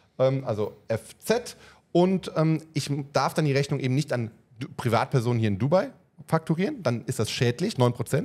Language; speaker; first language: German; native; German